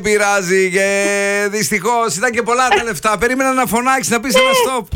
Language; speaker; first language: Greek; native; Greek